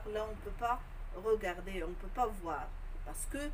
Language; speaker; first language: French; non-native, local second language; Arabic